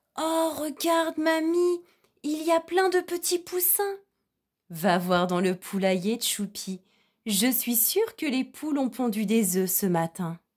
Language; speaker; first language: French; native; French